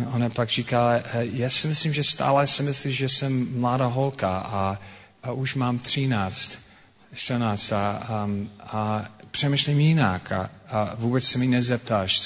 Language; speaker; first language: Czech; non-native, fluent; English